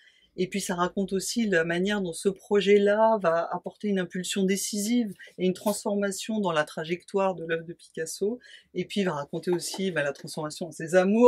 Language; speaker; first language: French; native; French